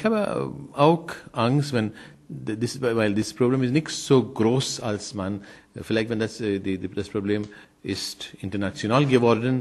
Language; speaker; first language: German; non-native, learner; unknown